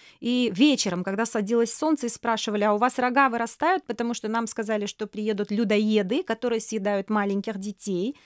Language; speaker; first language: Russian; non-native, local second language; Crimean Tatar